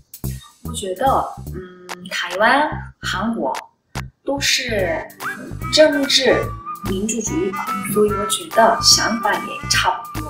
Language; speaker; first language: Chinese; non-native, learner; Korean